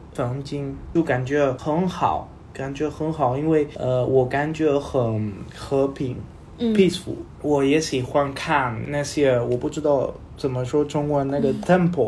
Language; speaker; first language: Chinese; non-native, learner; Spanish